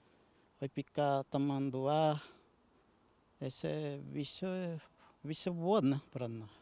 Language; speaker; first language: Portuguese; non-native, local second language; Guarani